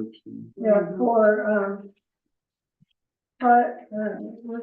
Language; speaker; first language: English; native; English